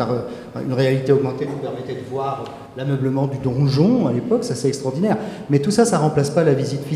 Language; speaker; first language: French; native; French